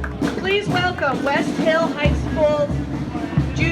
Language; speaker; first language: English; native; English